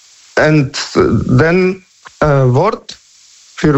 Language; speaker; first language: German; non-native, learner; Polish